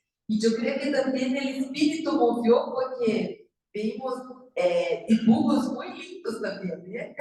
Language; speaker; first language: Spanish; non-native, learner; Portuguese